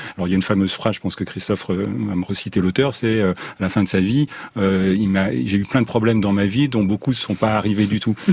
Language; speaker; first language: French; native; French